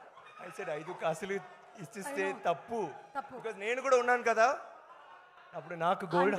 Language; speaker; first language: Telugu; non-native, learner; Tamil